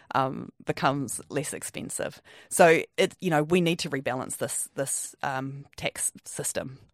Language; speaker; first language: English; native; English